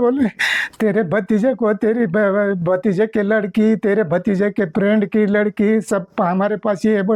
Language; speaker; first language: Hindi; non-native, local second language; Marathi